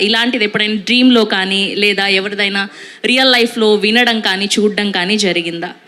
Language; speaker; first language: Telugu; native; Telugu